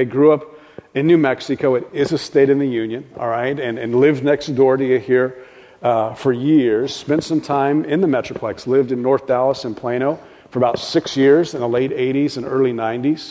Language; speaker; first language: English; native; English